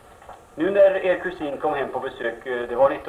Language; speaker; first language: Swedish; native; Swedish